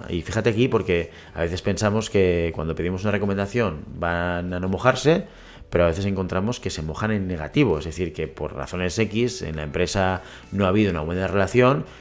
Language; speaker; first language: Spanish; native; Spanish